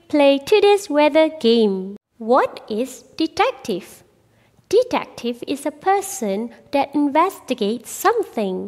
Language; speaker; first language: English; non-native, local second language; Malay